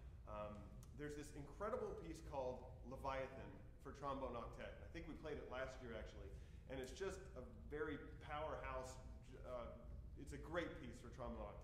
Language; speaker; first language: English; native; English